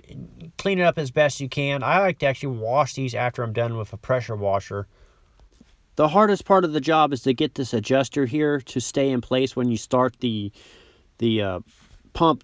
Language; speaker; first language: English; native; English